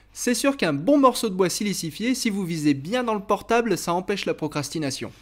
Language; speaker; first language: French; native; French